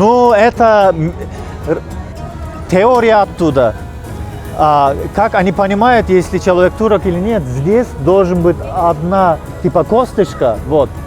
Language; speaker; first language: Russian; non-native, fluent; Turkish